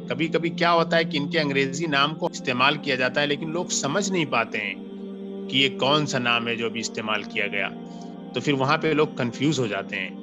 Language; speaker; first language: Urdu; native; Urdu